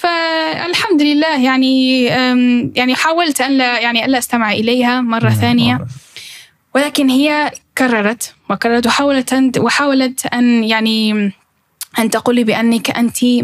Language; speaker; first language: Arabic; early bilingual, heritage; Arabic